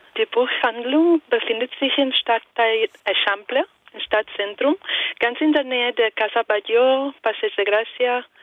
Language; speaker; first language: German; non-native, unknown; Italian